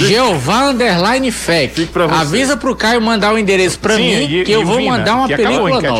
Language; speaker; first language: Portuguese; native; Portuguese